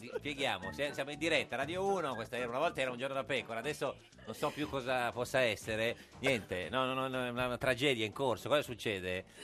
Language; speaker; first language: Italian; native; Italian